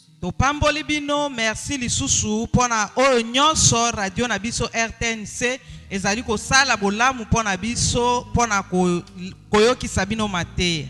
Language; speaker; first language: Lingala; native; Lingala